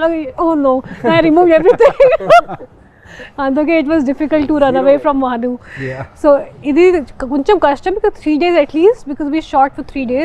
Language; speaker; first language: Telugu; non-native, local second language; Hindi